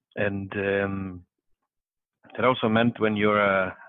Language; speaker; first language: English; non-native, fluent; Danish